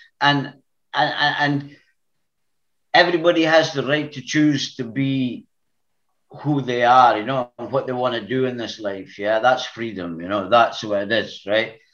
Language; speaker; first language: English; native; English